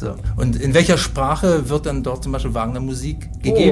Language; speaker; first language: German; native; German